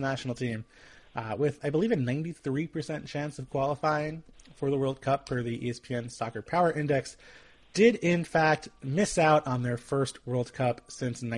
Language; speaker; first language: English; native; English